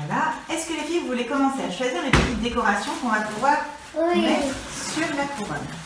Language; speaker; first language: French; native; French